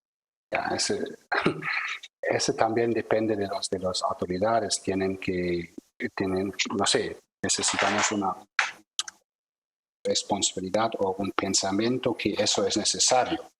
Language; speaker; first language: Spanish; non-native, fluent; German